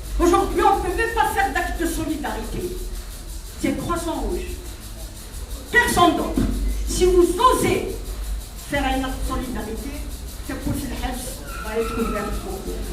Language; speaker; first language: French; non-native, local second language; Kabyle